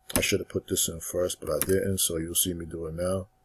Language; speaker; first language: English; native; English